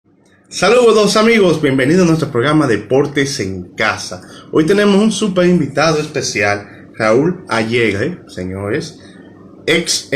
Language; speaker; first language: Spanish; native; Spanish